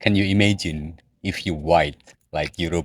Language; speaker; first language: English; non-native, learner; Indonesian